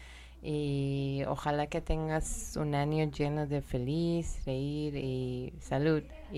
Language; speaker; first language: Spanish; non-native, learner; Persian